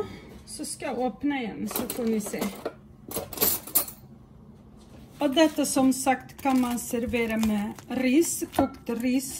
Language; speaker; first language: Swedish; non-native, fluent; Portuguese